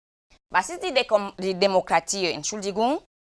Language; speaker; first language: German; non-native, learner; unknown